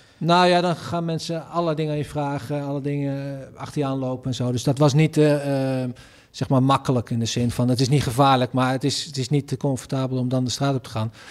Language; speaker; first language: Dutch; native; Dutch